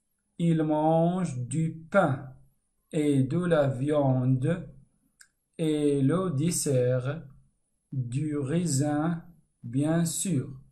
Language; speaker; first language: French; non-native, fluent; Arabic